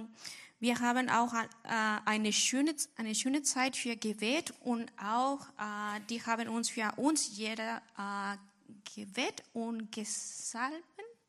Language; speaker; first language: German; non-native, learner; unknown